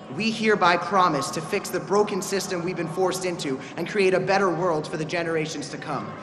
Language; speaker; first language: English; native; English